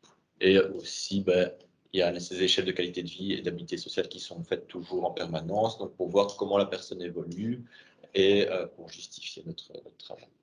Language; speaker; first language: French; native; French